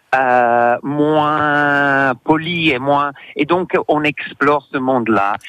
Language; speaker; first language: French; non-native, fluent; English